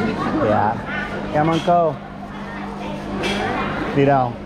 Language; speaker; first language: Vietnamese; non-native, learner; English